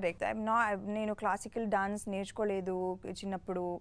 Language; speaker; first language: Telugu; non-native, local second language; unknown